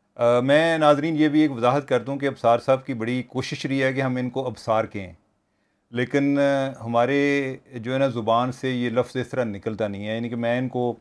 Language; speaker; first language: Urdu; non-native, local second language; Punjabi